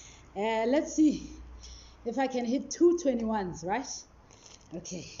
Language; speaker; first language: English; non-native, local second language; Northern Sotho